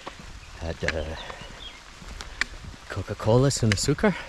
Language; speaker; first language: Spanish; non-native, learner; English